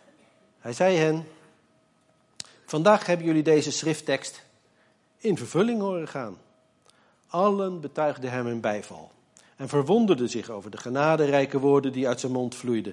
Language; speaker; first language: Dutch; native; Dutch